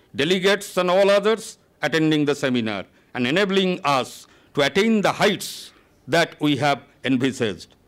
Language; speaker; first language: English; non-native, local second language; Bangla